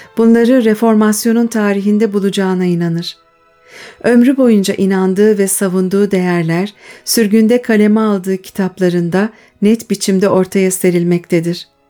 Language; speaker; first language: Turkish; native; Turkish